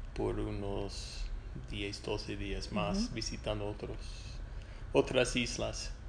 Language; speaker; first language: Spanish; non-native, fluent; English